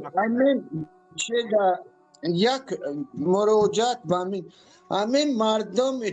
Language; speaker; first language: Tajik; non-native, local second language; Shughni